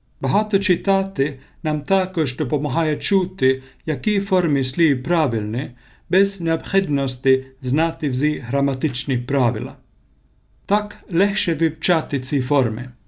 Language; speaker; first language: Ukrainian; non-native, learner; Finnish